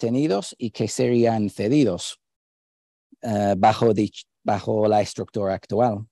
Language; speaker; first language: Spanish; non-native, fluent; English